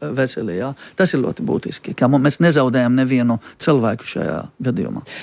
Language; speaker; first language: Latvian; non-native, fluent; Arabic